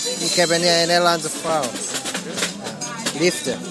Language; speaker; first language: Dutch; non-native, learner; Hebrew